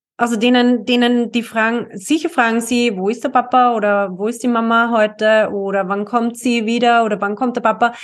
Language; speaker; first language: German; native; German